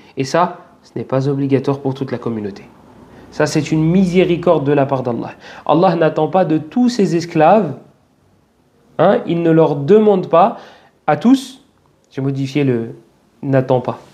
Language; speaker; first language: French; native; French